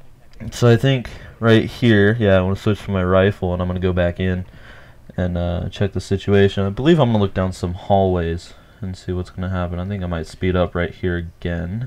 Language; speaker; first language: English; native; English